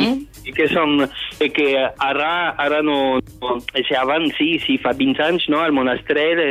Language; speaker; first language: Catalan; non-native, fluent; French